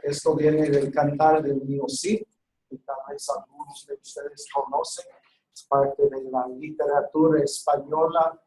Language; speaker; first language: Spanish; non-native, fluent; English